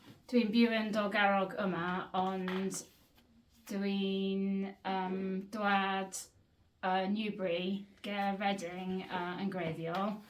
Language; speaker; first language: Welsh; non-native, learner; English